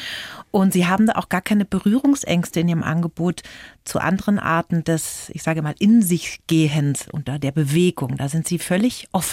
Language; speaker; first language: German; native; German